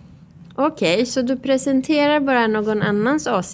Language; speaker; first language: Swedish; non-native, fluent; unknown